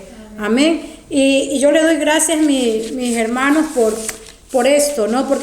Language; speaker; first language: Spanish; native; Spanish